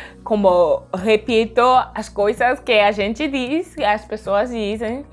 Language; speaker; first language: Portuguese; non-native, learner; French